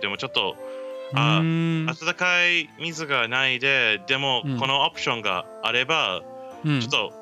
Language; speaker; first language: Japanese; non-native, learner; English